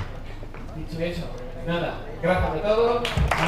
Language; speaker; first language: Spanish; native; Spanish